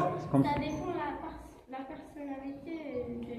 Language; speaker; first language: French; non-native, learner; Kabyle